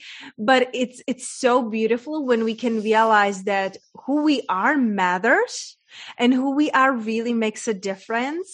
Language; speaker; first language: English; non-native, fluent; Czech